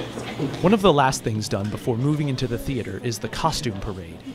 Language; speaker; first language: English; native; English